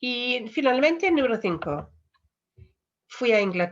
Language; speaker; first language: Spanish; non-native, fluent; English